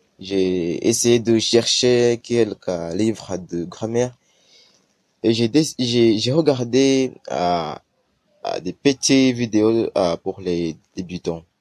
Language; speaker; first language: French; non-native, learner; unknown